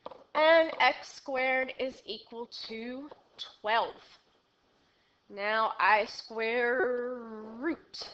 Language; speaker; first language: English; native; English